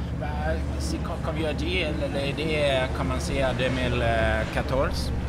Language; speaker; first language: French; non-native, learner; Swedish